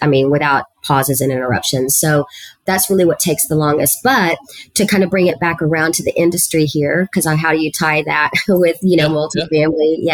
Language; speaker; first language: English; early bilingual, other home language; Spanish